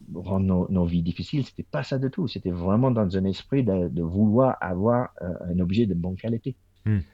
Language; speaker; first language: French; non-native, fluent; English